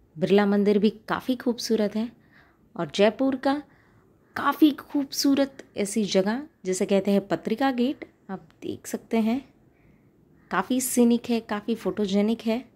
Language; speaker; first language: Hindi; non-native, local second language; Marathi